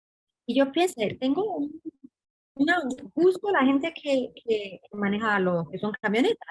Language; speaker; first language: Spanish; non-native, fluent; English